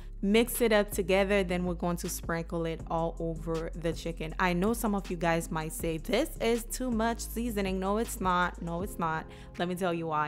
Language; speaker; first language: English; native; English